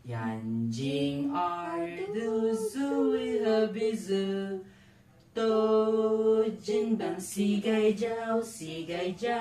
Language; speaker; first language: Chinese; non-native, learner; Cebuano